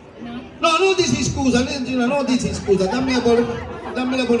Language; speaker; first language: Italian; non-native, learner; Sinhala